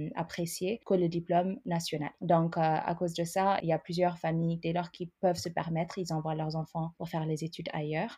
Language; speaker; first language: French; non-native, fluent; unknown